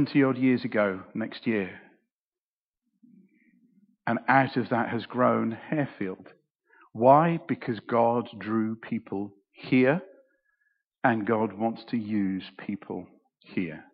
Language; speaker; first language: English; native; English